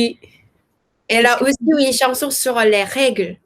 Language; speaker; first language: French; non-native, learner; Korean